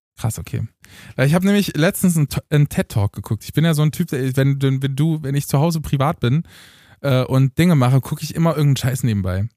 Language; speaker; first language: German; early bilingual, other home language; Romanian